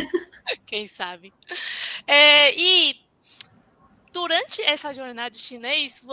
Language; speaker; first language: Portuguese; non-native, fluent; Chinese